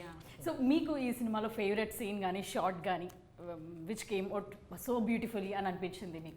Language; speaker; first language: Telugu; native; Telugu